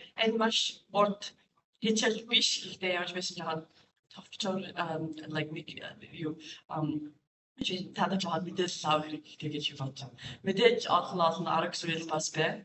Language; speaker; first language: Mongolian; non-native, learner; English